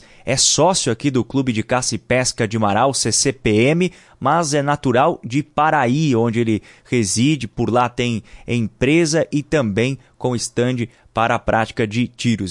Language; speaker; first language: Portuguese; native; Portuguese